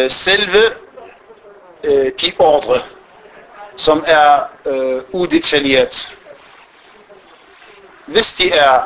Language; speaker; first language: Danish; early bilingual, other home language; Arabic